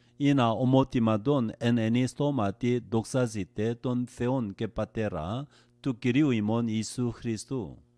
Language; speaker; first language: Greek; non-native, learner; Korean